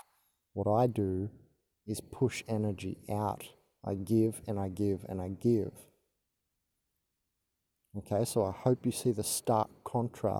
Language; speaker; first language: English; native; English